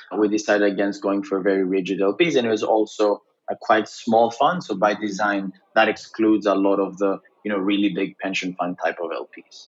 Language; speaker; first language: English; non-native, fluent; Greek